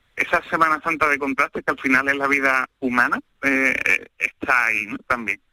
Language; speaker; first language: Spanish; native; Spanish